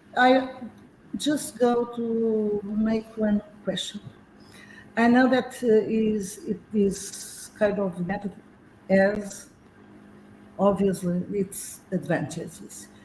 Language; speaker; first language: English; non-native, fluent; Portuguese